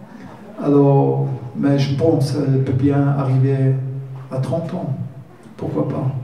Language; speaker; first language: French; non-native, learner; German